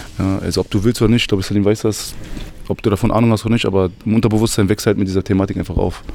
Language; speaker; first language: German; early bilingual, other home language; Arabic